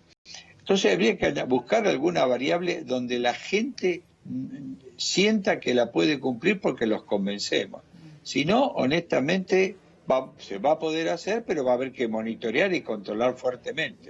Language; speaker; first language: Spanish; native; Spanish